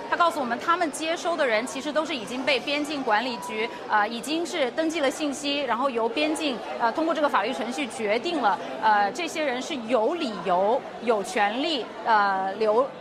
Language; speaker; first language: Chinese; native; Chinese